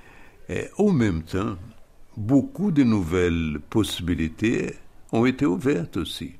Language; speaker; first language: French; non-native, fluent; Portuguese